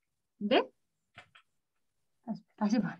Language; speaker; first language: Korean; non-native, learner; Turkish